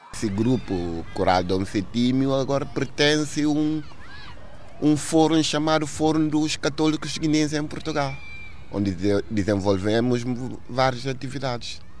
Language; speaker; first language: Portuguese; non-native, local second language; Upper Guinea Crioulo